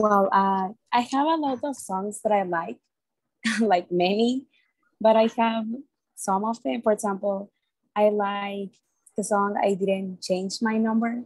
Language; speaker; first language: English; non-native, learner; Spanish